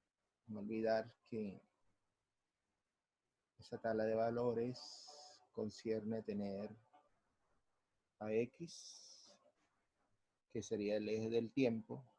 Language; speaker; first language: Spanish; native; Spanish